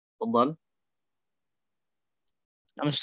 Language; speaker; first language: Arabic; non-native, fluent; Indonesian